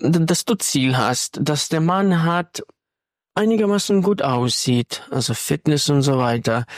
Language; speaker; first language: German; non-native, fluent; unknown